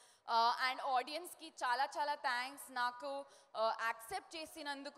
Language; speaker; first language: Telugu; non-native, learner; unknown